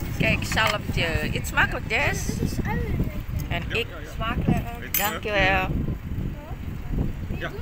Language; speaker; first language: Dutch; non-native, learner; Indonesian